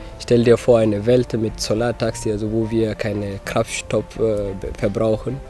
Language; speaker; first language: German; non-native, fluent; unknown